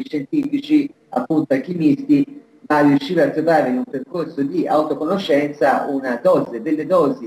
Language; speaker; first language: Italian; native; Italian